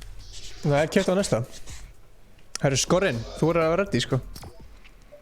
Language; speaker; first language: Icelandic; native; Icelandic